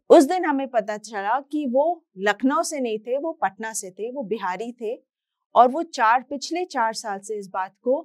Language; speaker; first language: Hindi; native; Hindi